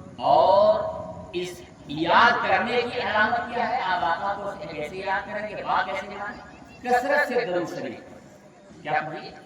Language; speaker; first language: Urdu; native; Urdu